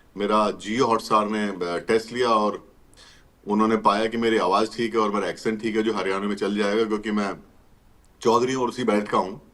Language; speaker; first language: Hindi; native; Hindi